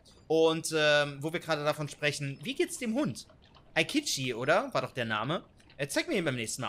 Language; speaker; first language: German; native; German